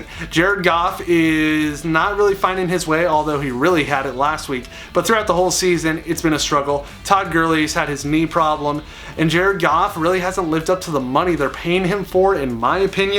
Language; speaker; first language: English; native; English